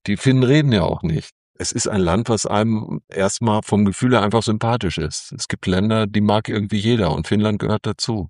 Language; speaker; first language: German; native; German